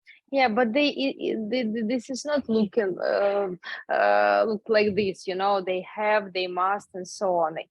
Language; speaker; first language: English; non-native, learner; Ukrainian